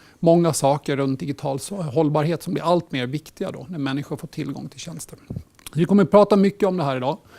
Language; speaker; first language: Swedish; early bilingual, heritage; Swedish